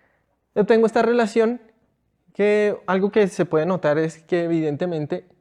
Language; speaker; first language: Spanish; native; Spanish